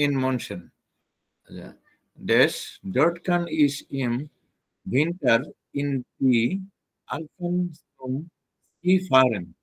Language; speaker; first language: German; non-native, learner; Bangla